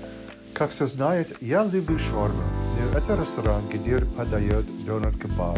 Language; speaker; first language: Russian; non-native, learner; English